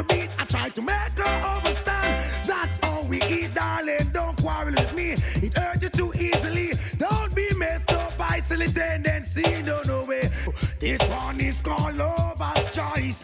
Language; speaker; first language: English; non-native, fluent; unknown